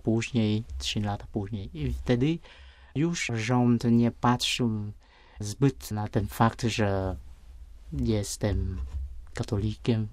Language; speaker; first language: Polish; non-native, fluent; Vietnamese